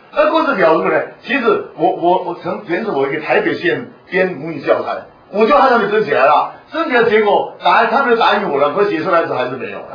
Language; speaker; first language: Chinese; non-native, local second language; Hakka Chinese